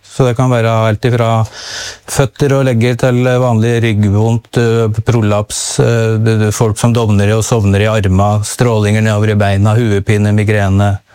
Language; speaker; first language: Norwegian; native; Norwegian